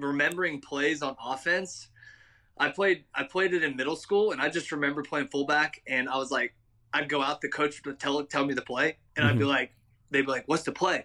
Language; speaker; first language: English; native; English